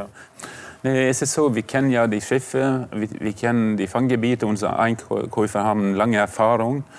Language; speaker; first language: German; non-native, fluent; Norwegian